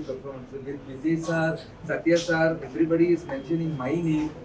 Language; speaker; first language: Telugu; non-native, learner; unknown